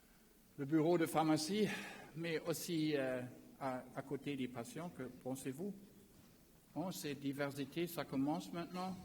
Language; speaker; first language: French; non-native, learner; German